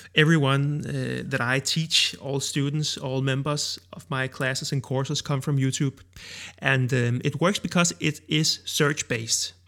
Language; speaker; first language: English; non-native, fluent; Danish